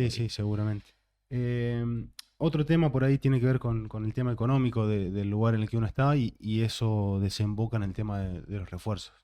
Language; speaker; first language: Spanish; native; Spanish